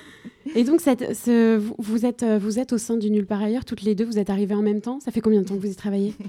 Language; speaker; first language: French; native; French